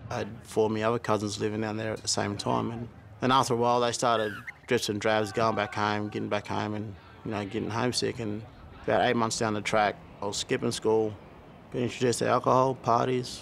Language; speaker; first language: English; native; English